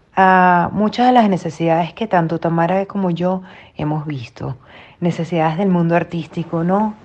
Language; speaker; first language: Spanish; native; Spanish